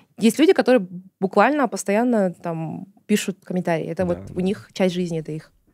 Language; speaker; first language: Russian; non-native, local second language; Kazakh